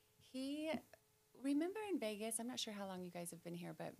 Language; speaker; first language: English; native; English